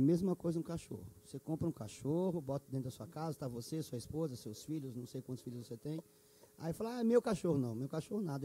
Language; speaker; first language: Portuguese; native; Portuguese